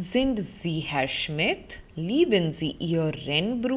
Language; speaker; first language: German; non-native, fluent; Hindi